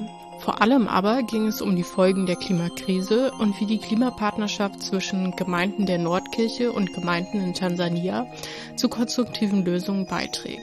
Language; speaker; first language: German; native; German